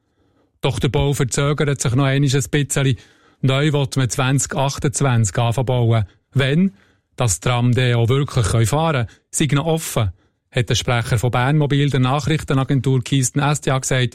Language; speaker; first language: German; native; German